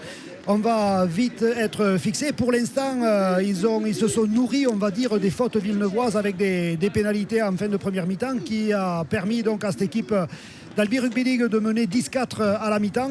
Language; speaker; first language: French; native; French